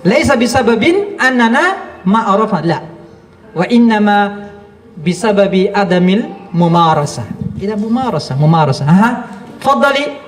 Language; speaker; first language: Arabic; non-native, fluent; Indonesian